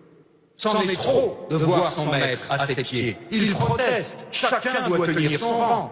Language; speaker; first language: French; native; French